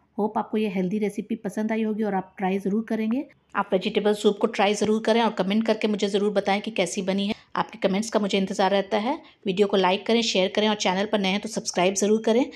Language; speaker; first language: Hindi; native; Hindi